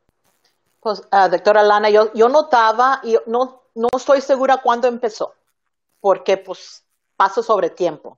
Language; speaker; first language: Spanish; early bilingual, heritage; Spanish